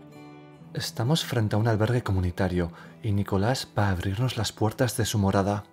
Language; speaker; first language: Spanish; native; Spanish